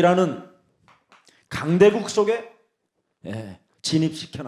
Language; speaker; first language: Korean; native; Korean